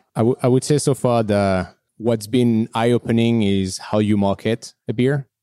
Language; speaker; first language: English; non-native, fluent; French